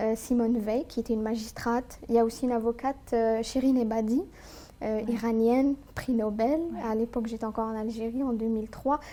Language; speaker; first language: French; non-native, local second language; Arabic